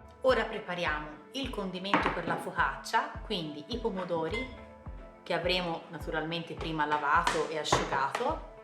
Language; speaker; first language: Italian; native; Italian